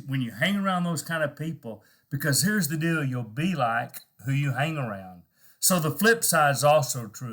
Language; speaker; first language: English; native; English